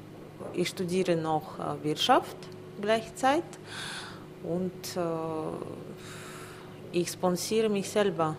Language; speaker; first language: German; non-native, learner; Russian